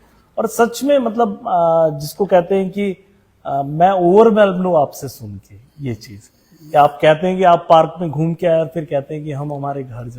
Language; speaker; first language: Hindi; native; Hindi